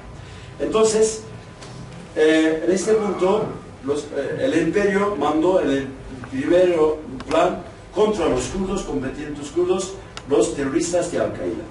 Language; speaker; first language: Spanish; non-native, fluent; Kurdish